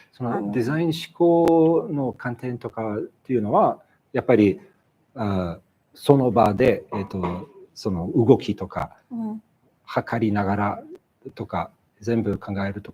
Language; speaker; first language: Japanese; non-native, fluent; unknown